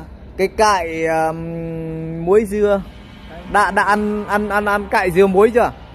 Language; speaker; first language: Vietnamese; native; Vietnamese